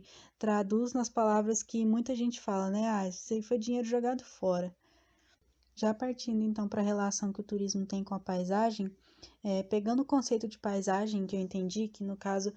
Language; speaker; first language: Portuguese; native; Portuguese